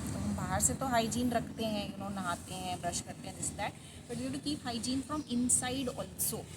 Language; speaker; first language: Hindi; native; Hindi